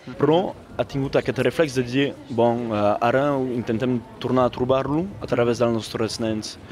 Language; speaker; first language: Catalan; non-native, local second language; French